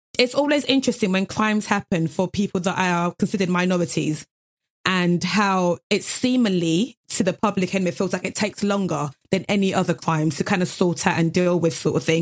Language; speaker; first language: English; native; English